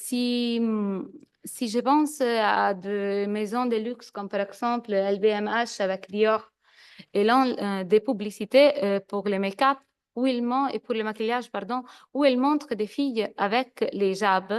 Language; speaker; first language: French; non-native, fluent; Italian